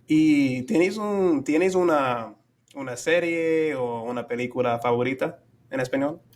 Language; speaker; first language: Spanish; non-native, fluent; English